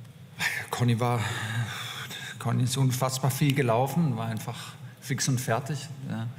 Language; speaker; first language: German; native; German